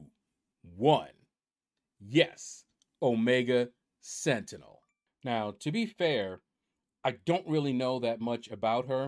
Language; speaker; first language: English; native; English